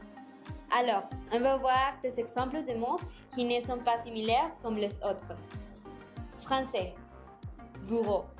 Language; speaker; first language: French; non-native, learner; Spanish